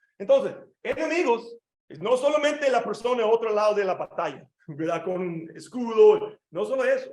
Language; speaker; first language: Spanish; non-native, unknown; English